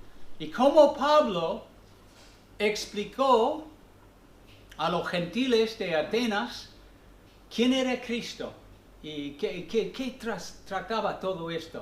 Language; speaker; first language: Spanish; non-native, fluent; English